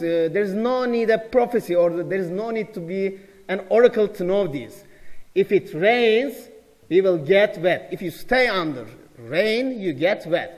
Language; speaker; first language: English; non-native, fluent; Turkish